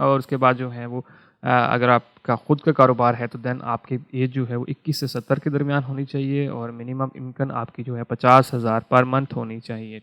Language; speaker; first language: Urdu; non-native, local second language; Punjabi